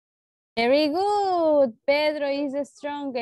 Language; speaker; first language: English; non-native, learner; Spanish